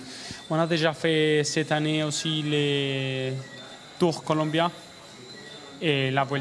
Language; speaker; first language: French; non-native, learner; Spanish